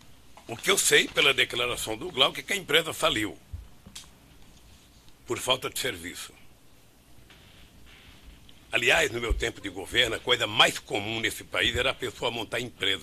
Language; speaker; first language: Portuguese; native; Portuguese